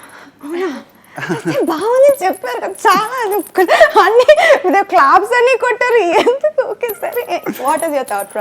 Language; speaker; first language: Telugu; non-native, fluent; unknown